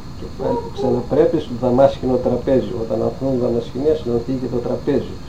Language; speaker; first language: Greek; native; Greek